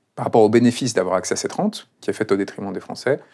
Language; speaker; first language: French; non-native, fluent; Spanish